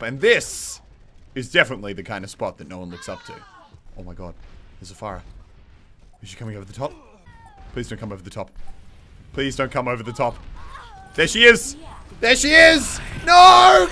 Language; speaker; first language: English; native; English